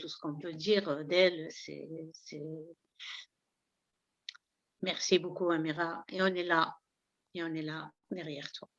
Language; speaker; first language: French; early bilingual, heritage; Arabic